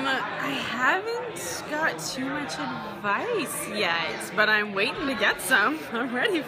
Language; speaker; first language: English; native; English